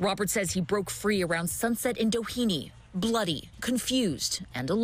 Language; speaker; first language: English; native; English